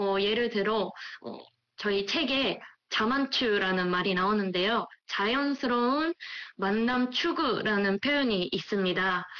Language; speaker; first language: Korean; non-native, fluent; Japanese